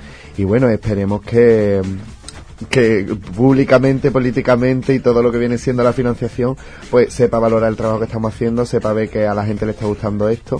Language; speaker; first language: Spanish; native; Spanish